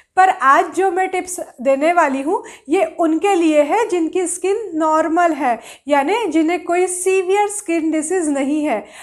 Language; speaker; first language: Hindi; non-native, local second language; Marathi